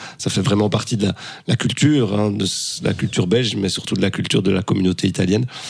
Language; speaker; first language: French; native; French